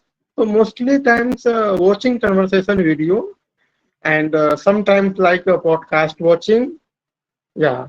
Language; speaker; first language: English; non-native, learner; Hindi